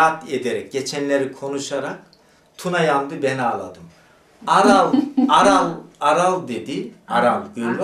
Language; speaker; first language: Turkish; native; Turkish